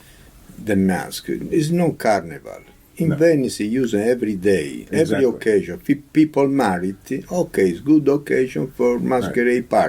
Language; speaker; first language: English; non-native, learner; Italian